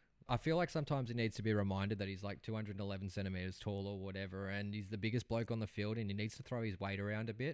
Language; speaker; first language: English; native; English